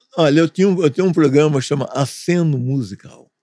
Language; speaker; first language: Portuguese; native; Portuguese